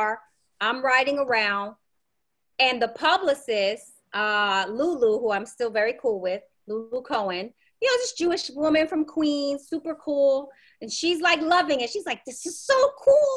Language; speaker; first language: English; native; English